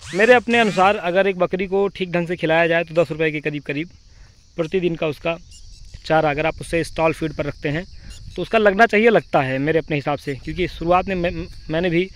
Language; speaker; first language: Hindi; native; Hindi